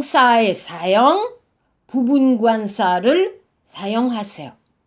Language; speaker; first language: Korean; non-native, learner; French